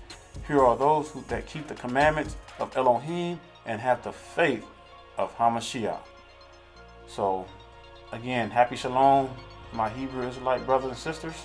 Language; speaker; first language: English; native; English